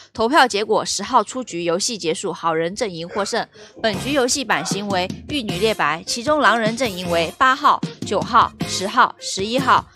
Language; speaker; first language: Chinese; native; Chinese